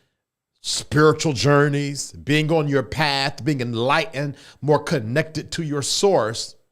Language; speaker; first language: English; native; English